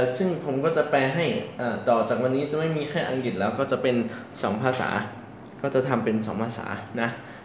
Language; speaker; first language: Thai; non-native, fluent; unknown